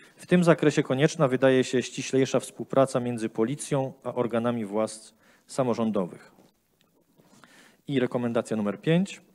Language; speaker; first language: Polish; native; Polish